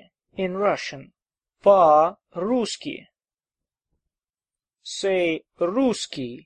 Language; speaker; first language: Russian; non-native, fluent; English